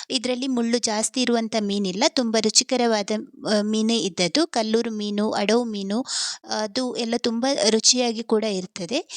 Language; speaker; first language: Kannada; non-native, local second language; Tulu